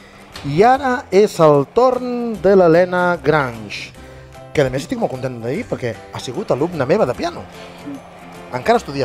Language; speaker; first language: Catalan; native; Catalan